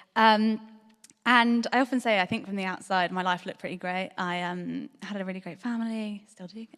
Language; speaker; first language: English; native; English